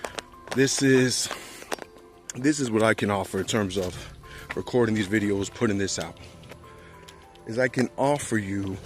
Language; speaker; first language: English; native; English